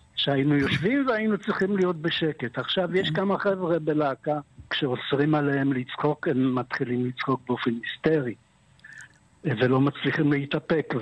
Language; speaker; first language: Hebrew; early bilingual, other home language; Polish